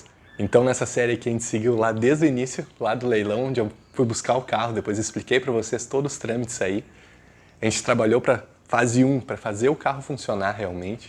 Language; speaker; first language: Portuguese; native; Portuguese